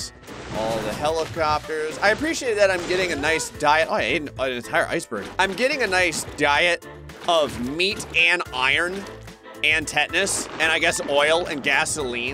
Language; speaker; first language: English; native; English